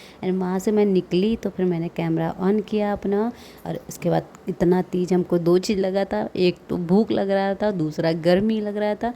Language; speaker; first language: Hindi; native; Hindi